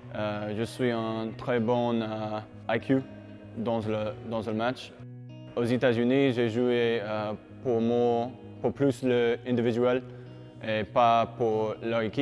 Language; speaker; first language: French; non-native, learner; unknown